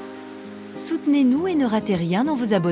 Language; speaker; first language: French; native; French